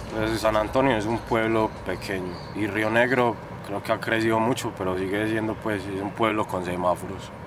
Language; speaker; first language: Spanish; native; Spanish